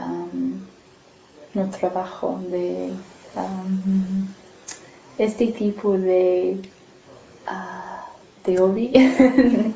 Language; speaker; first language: Spanish; non-native, fluent; English